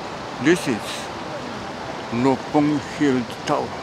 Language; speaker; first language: English; non-native, learner; Japanese